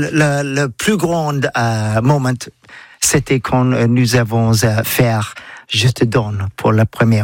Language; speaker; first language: French; non-native, learner; English